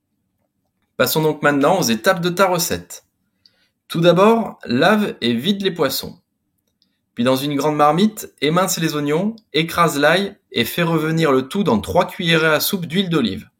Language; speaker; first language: French; native; French